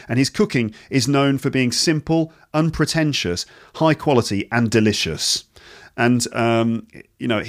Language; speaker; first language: English; native; English